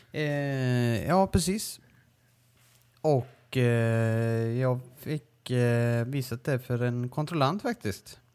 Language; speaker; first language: Swedish; native; Swedish